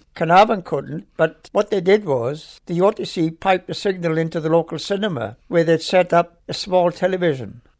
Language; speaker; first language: English; native; English